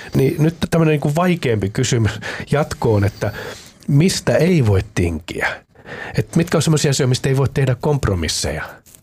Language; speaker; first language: Finnish; native; Finnish